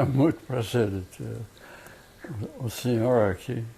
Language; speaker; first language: Portuguese; non-native, fluent; German